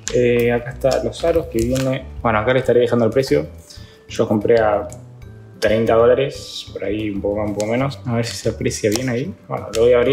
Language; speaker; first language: Spanish; native; Spanish